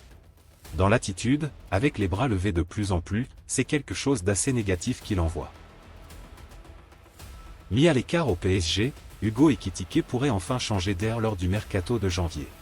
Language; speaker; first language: French; native; French